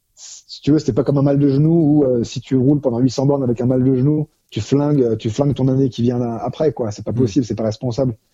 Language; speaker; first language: French; native; French